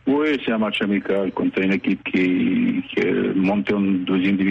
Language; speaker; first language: French; non-native, fluent; Bosnian